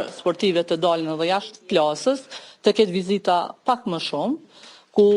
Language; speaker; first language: Albanian; native; Albanian